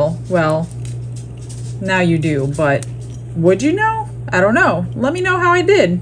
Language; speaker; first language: English; native; English